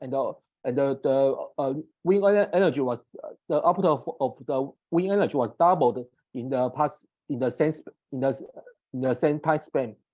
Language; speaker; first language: English; non-native, fluent; Chinese